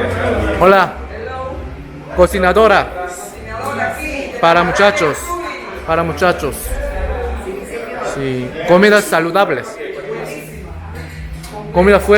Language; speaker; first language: Spanish; non-native, learner; Korean